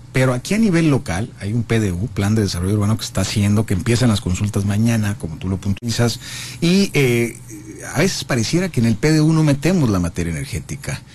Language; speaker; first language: Spanish; native; Spanish